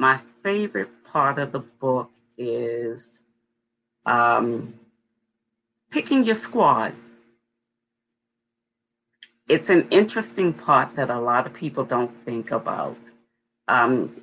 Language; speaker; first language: English; native; English